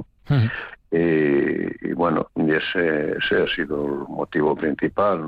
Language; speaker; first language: Spanish; native; Spanish